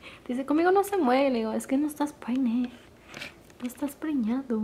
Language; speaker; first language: Spanish; early bilingual, heritage; Spanish